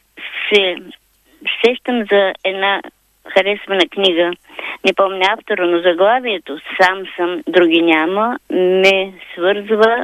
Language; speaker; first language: Bulgarian; native; Bulgarian